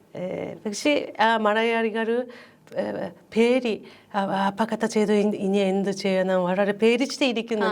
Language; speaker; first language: Malayalam; non-native, learner; Japanese